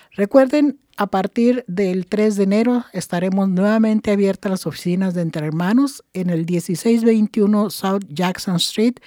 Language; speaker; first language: Spanish; native; Spanish